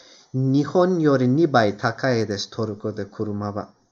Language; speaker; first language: Japanese; non-native, fluent; Turkish